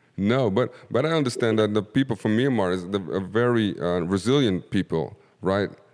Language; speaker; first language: English; non-native, fluent; Dutch